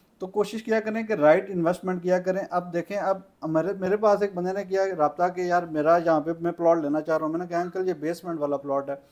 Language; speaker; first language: Urdu; non-native, local second language; Punjabi